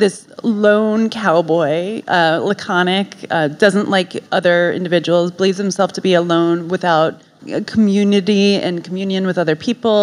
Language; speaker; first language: English; native; English